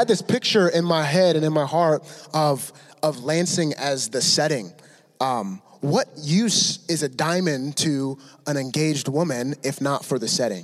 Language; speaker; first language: English; native; English